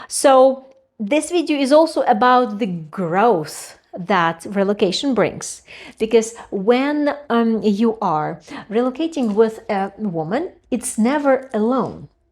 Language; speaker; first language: English; non-native, fluent; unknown